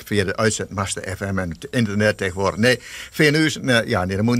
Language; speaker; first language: Dutch; non-native, local second language; Low German